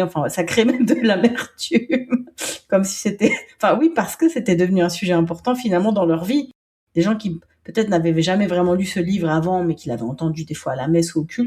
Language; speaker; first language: French; native; French